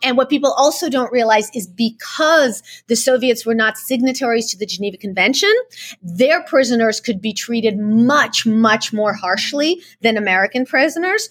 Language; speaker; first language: English; early bilingual, other home language; Russian